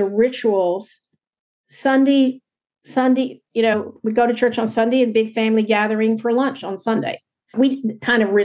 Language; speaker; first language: English; native; English